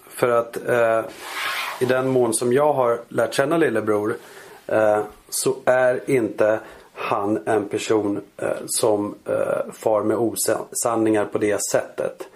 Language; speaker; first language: Swedish; native; Swedish